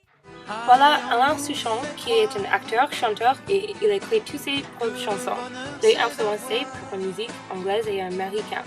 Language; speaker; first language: French; non-native, learner; English